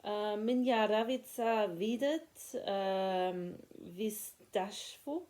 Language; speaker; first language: Russian; non-native, learner; French